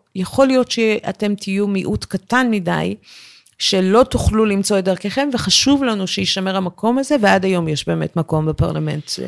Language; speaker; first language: Hebrew; early bilingual, other home language; Persian